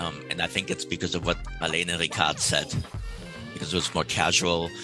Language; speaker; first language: English; native; English